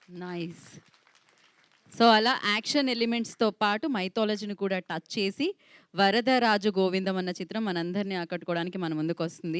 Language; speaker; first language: Telugu; native; Telugu